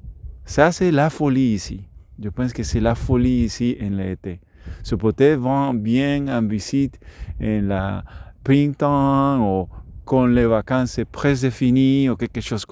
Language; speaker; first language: French; non-native, learner; Spanish